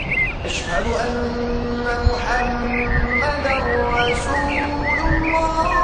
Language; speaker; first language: Arabic; non-native, fluent; Urdu